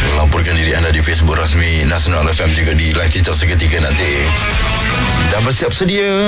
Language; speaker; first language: Malay; native; Malay